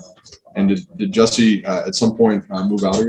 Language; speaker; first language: English; native; English